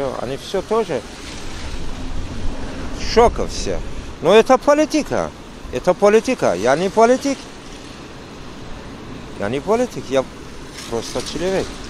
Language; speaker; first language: Russian; non-native, learner; Turkish